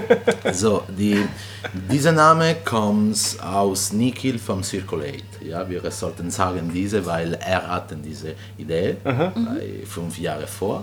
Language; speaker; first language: German; non-native, learner; Italian